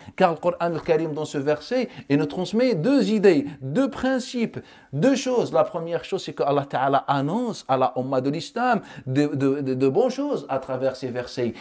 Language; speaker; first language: French; non-native, local second language; Wolof